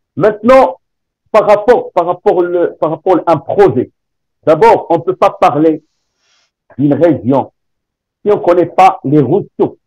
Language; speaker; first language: French; non-native, local second language; Arabic